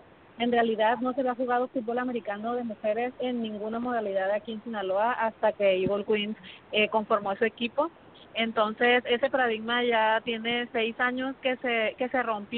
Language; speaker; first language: Spanish; native; Spanish